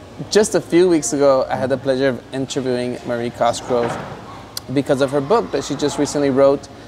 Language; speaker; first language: English; early bilingual, other home language; Spanish